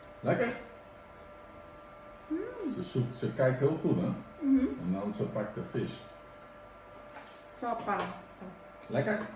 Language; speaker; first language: Dutch; non-native, learner; Thai